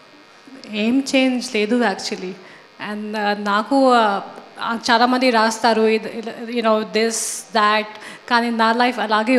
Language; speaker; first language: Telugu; non-native, fluent; Hindi